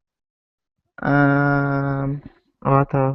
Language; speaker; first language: English; non-native, learner; Arabic